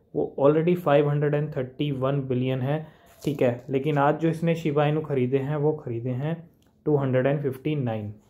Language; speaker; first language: Hindi; native; Hindi